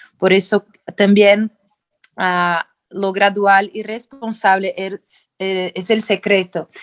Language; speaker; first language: Spanish; non-native, fluent; Portuguese